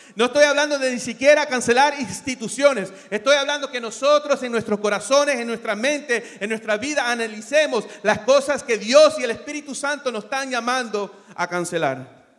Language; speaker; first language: Spanish; early bilingual, other home language; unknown